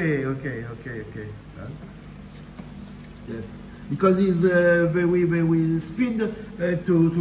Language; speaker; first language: English; non-native, learner; French